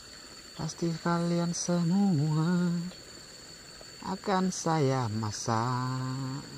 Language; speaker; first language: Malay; non-native, local second language; Javanese